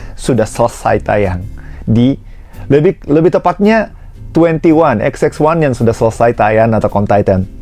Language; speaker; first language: Indonesian; non-native, fluent; Japanese